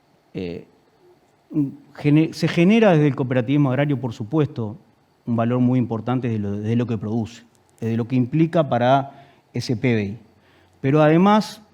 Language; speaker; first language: Spanish; native; Spanish